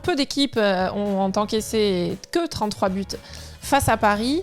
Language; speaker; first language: French; native; French